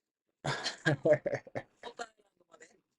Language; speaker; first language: Japanese; non-native, learner; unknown